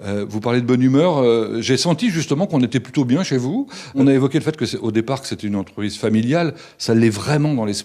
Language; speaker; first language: French; native; French